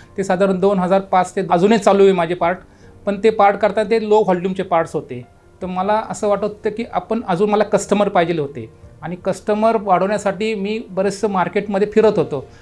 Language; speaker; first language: Marathi; native; Marathi